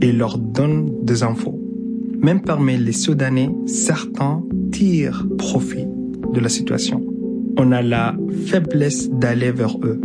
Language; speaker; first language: French; non-native, fluent; Arabic